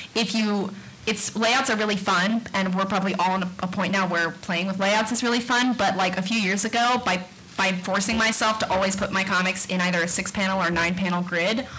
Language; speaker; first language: English; native; English